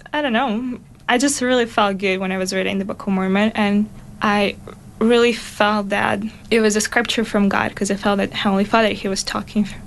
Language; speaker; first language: English; non-native, fluent; Russian